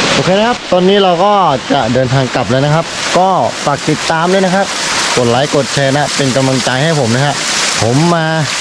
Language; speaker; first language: Thai; non-native, local second language; Karen languages